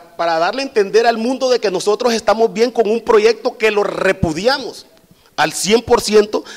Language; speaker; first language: Spanish; native; Spanish